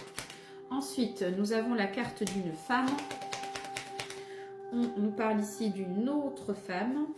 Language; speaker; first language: French; native; French